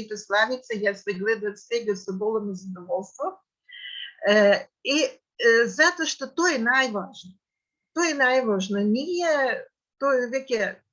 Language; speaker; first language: Macedonian; non-native, fluent; Russian